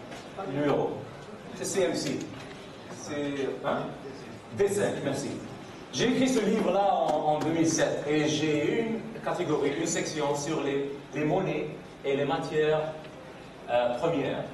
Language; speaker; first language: French; non-native, fluent; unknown